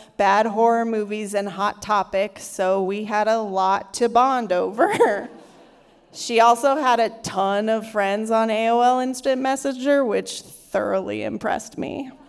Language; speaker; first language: English; native; English